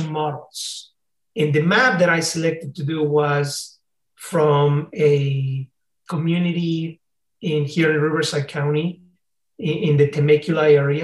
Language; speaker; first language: English; non-native, fluent; Spanish